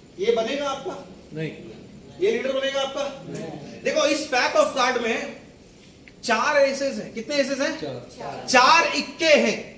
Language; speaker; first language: Hindi; native; Hindi